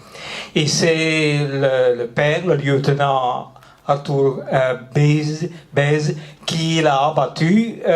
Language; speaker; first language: French; non-native, local second language; Dutch